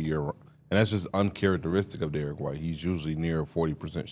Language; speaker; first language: English; native; English